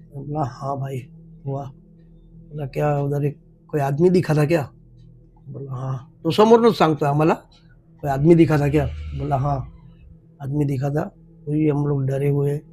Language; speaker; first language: Hindi; non-native, local second language; Marathi